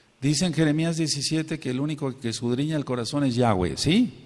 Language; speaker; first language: Spanish; native; Spanish